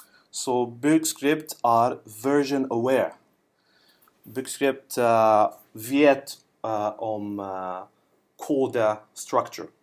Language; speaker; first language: Norwegian; non-native, learner; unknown